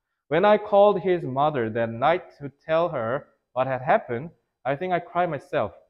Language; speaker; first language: English; non-native, fluent; Korean